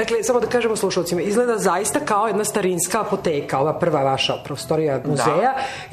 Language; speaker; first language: Serbian; native; Serbian